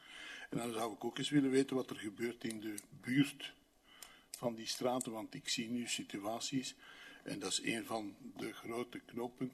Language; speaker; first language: Dutch; native; Dutch